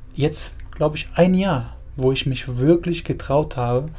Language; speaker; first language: German; early bilingual, other home language; Spanish